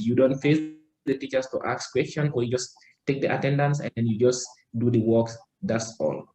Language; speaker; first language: English; non-native, learner; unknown